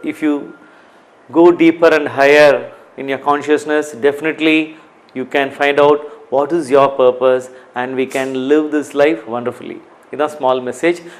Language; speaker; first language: English; non-native, local second language; Tamil